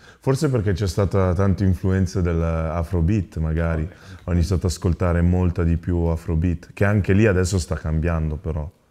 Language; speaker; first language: Italian; early bilingual, other home language; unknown